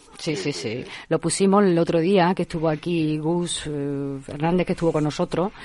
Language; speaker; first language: Spanish; native; Spanish